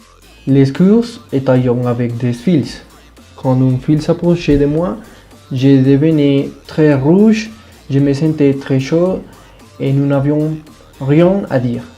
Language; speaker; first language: French; non-native, learner; Spanish